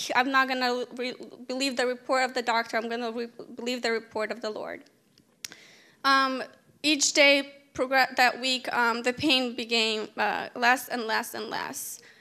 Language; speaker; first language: English; native; English